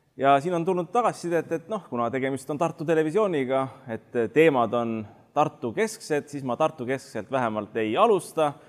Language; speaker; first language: Estonian; native; Estonian